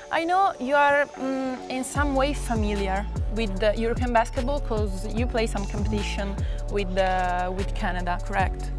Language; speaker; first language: English; non-native, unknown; Italian